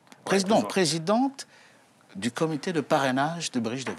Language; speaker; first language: French; native; French